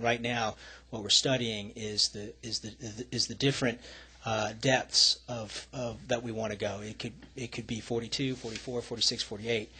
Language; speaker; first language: English; native; English